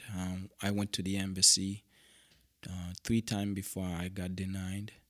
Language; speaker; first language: English; non-native, fluent; Haitian Creole